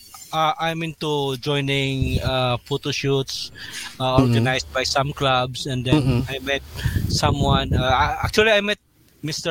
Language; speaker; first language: English; non-native, local second language; Cebuano